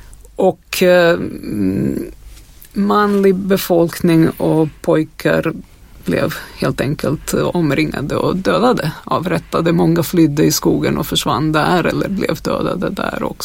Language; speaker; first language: Swedish; non-native, fluent; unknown